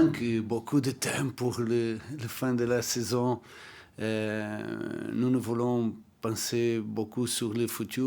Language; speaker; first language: French; non-native, learner; Portuguese